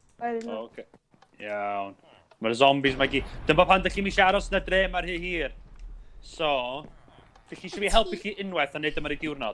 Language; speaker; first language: Welsh; native; Welsh